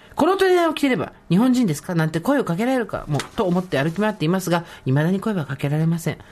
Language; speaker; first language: Japanese; native; Japanese